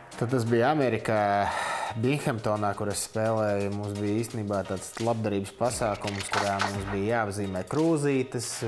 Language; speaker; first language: Latvian; native; Latvian